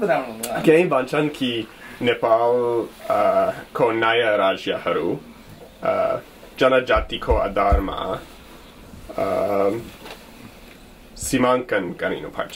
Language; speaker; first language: Nepali; non-native, fluent; English